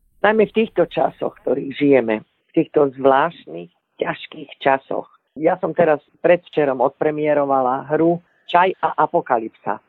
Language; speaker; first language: Slovak; early bilingual, other home language; Bulgarian